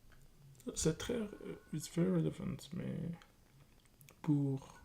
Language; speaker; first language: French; non-native, learner; English